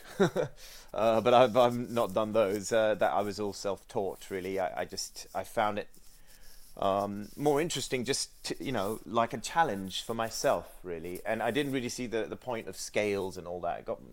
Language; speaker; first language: English; non-native, local second language; Sinhala